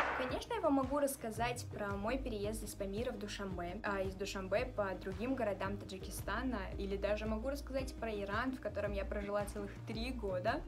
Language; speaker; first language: Russian; early bilingual, other home language; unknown